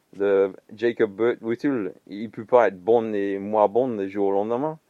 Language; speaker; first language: French; non-native, fluent; English